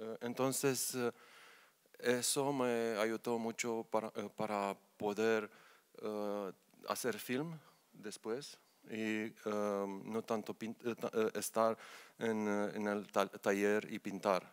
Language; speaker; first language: Spanish; non-native, learner; Romanian